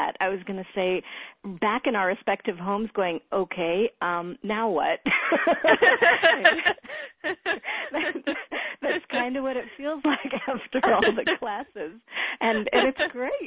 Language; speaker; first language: English; early bilingual, other home language; Hebrew